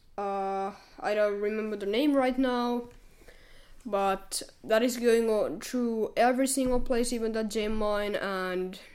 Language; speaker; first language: English; non-native, fluent; Finnish